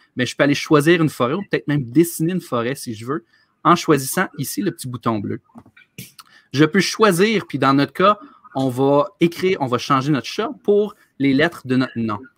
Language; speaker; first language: French; native; French